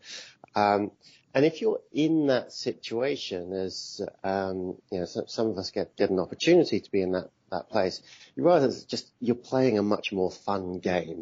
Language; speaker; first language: English; native; English